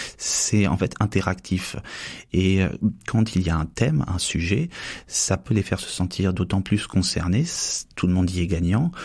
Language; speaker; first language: French; native; French